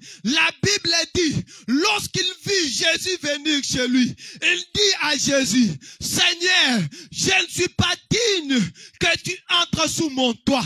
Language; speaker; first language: French; non-native, local second language; Lingala